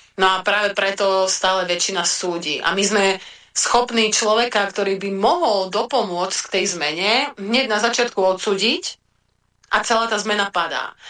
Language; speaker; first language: Slovak; native; Slovak